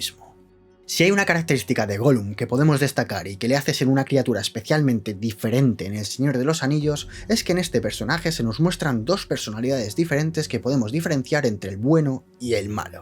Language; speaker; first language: Spanish; native; Spanish